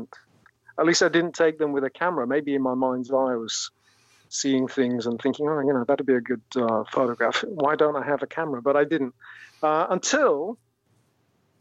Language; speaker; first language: English; native; English